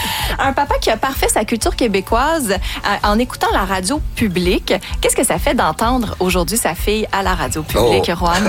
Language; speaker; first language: French; native; French